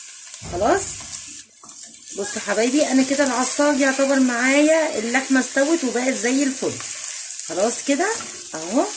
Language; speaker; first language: Arabic; native; Arabic